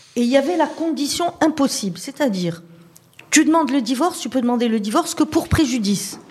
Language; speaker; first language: French; non-native, local second language; Arabic